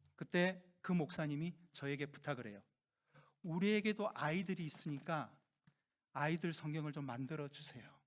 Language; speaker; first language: Korean; native; Korean